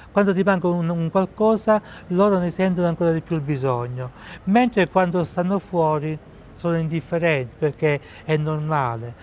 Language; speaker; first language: Italian; native; Italian